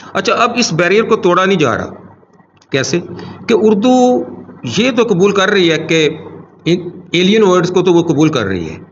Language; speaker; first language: Urdu; non-native, local second language; Punjabi